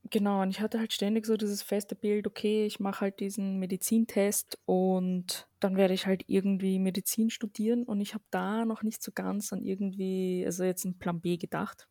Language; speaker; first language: German; early bilingual, other home language; Arabic